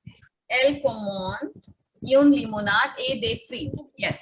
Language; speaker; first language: French; non-native, fluent; Hindi